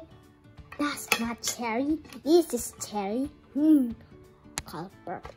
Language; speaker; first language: English; early bilingual, other home language; Indonesian